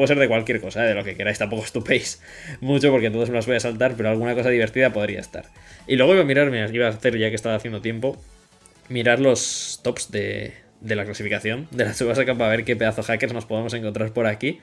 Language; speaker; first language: Spanish; native; Spanish